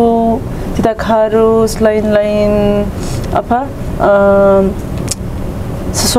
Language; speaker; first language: Indonesian; non-native, learner; Turkish